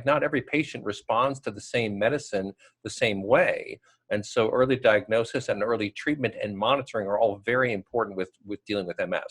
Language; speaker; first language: English; native; English